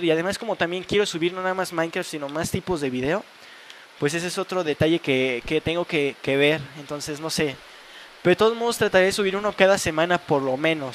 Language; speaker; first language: Spanish; native; Spanish